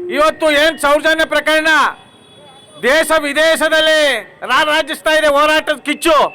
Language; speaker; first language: Kannada; native; Kannada